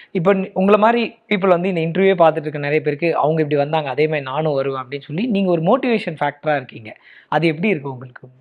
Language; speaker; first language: Tamil; native; Tamil